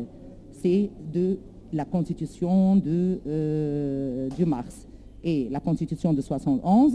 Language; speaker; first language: French; non-native, learner; Arabic